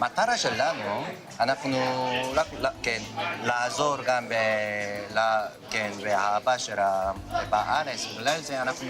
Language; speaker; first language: Hebrew; non-native, learner; Korean